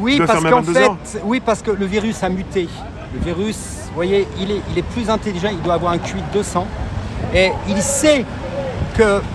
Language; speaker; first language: French; native; French